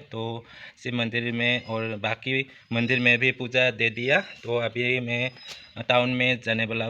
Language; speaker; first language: Hindi; non-native, local second language; Assamese